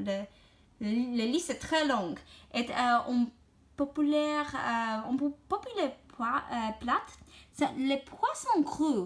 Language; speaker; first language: French; non-native, learner; English